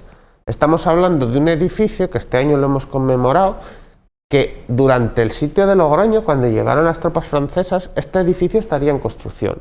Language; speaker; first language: Spanish; native; Spanish